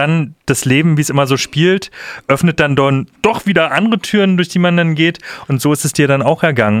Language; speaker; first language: German; native; German